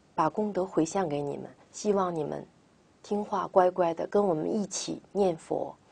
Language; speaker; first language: Chinese; native; Chinese